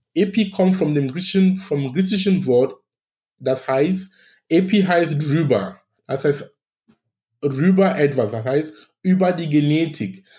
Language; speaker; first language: German; non-native, fluent; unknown